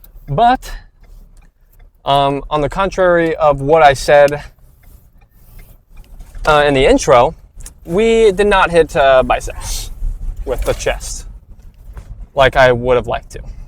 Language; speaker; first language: English; native; English